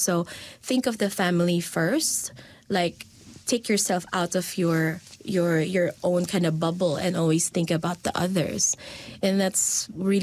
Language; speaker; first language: English; non-native, local second language; Filipino